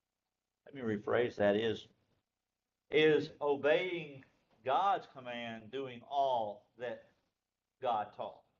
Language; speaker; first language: English; native; English